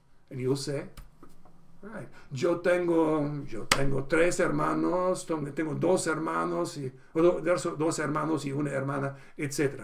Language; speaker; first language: Spanish; non-native, fluent; English